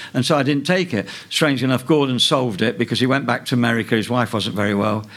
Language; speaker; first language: English; native; English